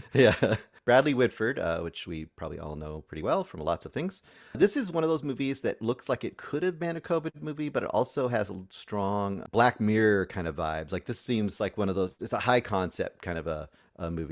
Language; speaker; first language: English; native; English